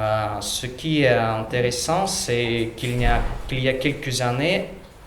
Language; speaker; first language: French; non-native, learner; Russian